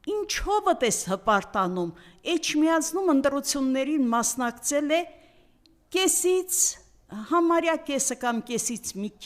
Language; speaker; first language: Armenian; native; Armenian